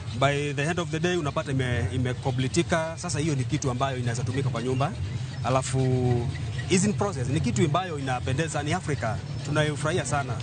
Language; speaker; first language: Swahili; non-native, local second language; Kamba